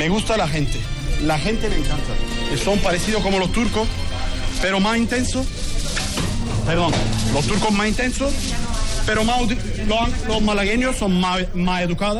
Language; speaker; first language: Spanish; non-native, learner; Turkish